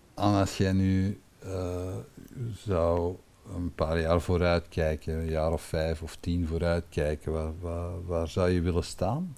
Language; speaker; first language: Dutch; native; Dutch